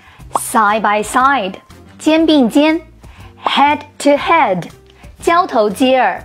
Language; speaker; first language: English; non-native, fluent; Chinese